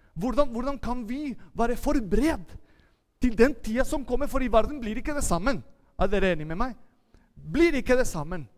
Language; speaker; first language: Norwegian; non-native, fluent; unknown